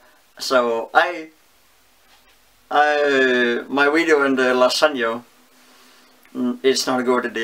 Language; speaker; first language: English; non-native, learner; Danish